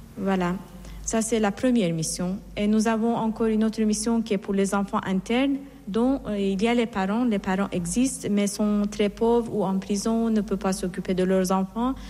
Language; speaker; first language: French; non-native, fluent; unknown